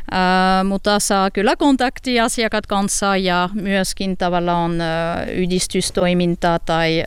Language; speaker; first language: Finnish; non-native, learner; French